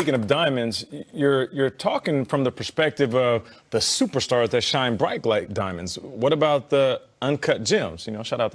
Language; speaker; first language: English; native; English